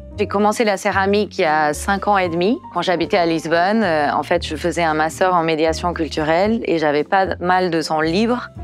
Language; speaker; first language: French; non-native, fluent; Portuguese